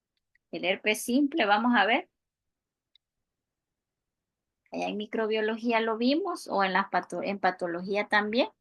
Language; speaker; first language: Spanish; native; Spanish